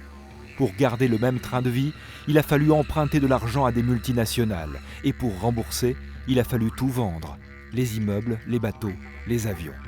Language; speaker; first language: French; native; French